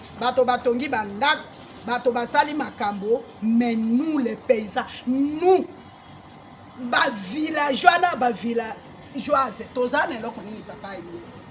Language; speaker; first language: Lingala; non-native, local second language; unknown